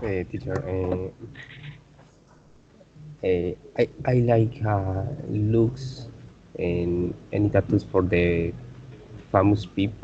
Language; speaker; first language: English; non-native, learner; Spanish